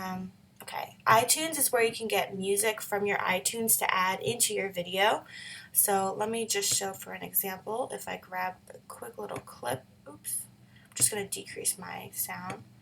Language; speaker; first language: English; native; English